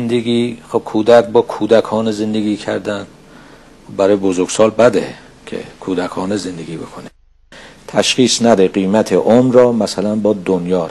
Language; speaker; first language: Persian; native; Persian